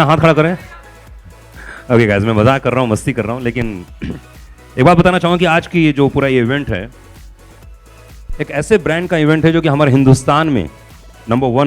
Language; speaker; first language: Hindi; native; Hindi